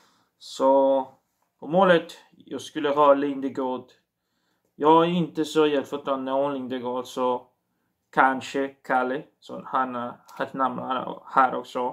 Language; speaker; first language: Swedish; non-native, learner; Portuguese